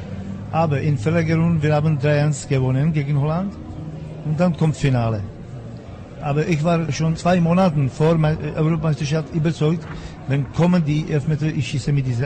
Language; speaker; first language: German; non-native, learner; Czech